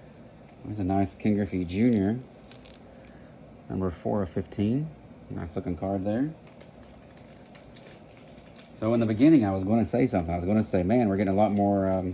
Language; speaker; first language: English; native; English